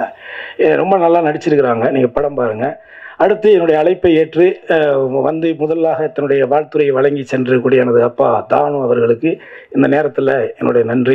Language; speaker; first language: Tamil; native; Tamil